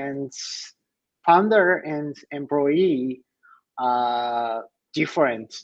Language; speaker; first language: English; non-native, learner; Japanese